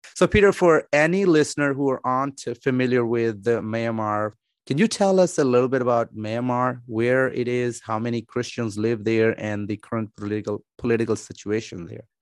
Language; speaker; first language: English; non-native, fluent; Urdu